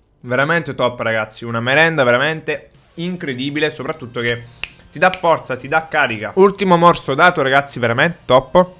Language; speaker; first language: Italian; native; Italian